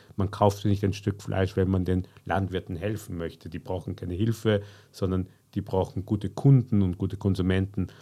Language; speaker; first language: German; native; German